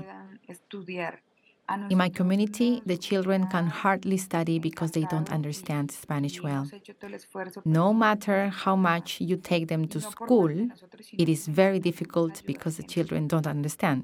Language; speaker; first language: English; non-native, fluent; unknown